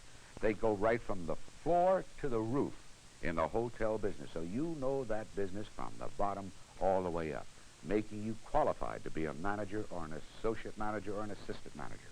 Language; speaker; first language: English; native; English